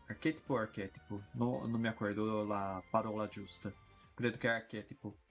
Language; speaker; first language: Italian; non-native, fluent; Portuguese